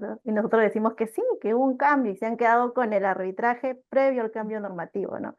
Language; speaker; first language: Spanish; native; Spanish